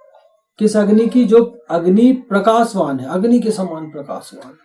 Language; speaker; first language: Hindi; native; Hindi